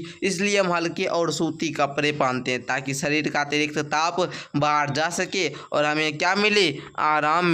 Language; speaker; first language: Hindi; native; Hindi